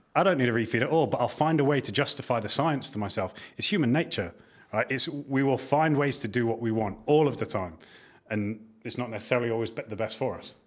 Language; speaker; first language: English; native; English